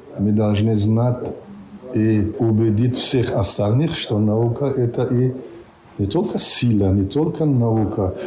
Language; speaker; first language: Russian; non-native, local second language; Tajik